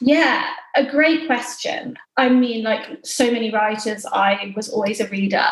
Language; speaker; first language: English; native; English